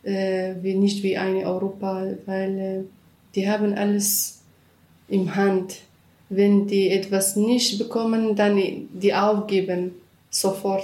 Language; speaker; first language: German; non-native, learner; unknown